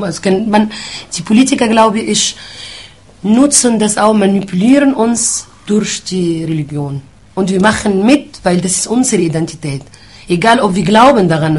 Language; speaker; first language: German; non-native, fluent; Arabic